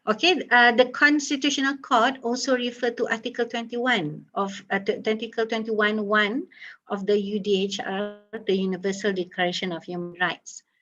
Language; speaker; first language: English; non-native, local second language; Malay